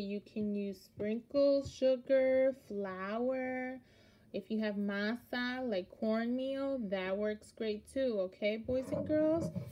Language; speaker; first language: English; early bilingual, other home language; Spanish